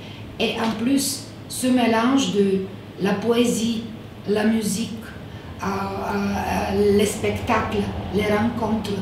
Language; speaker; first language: French; non-native, fluent; Bulgarian